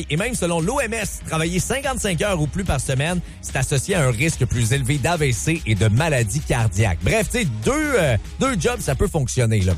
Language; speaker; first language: French; native; French